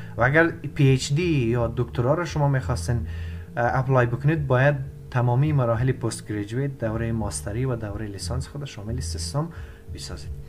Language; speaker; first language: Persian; native; Persian